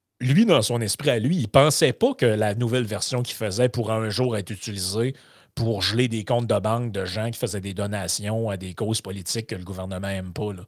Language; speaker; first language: French; native; French